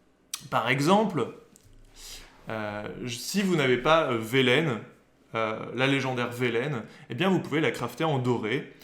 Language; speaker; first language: French; native; French